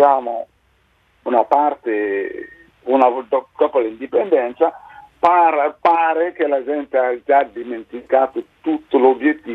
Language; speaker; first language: Italian; non-native, fluent; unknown